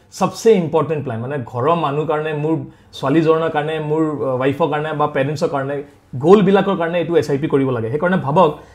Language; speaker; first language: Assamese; non-native, local second language; Hindi